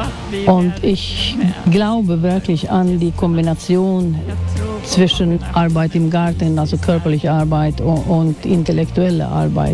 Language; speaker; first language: German; non-native, fluent; Swedish